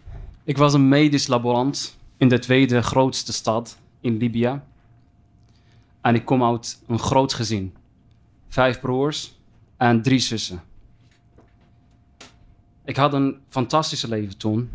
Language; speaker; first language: Dutch; non-native, fluent; Arabic